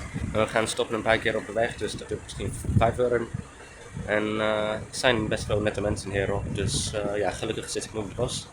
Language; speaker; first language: Dutch; non-native, learner; English